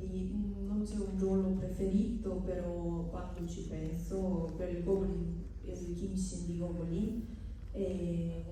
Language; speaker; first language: Italian; non-native, fluent; Korean